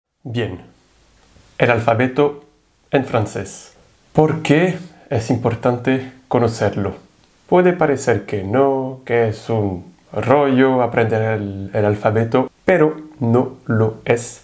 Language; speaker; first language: Spanish; non-native, fluent; French